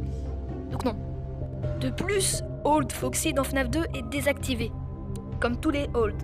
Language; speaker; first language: French; native; French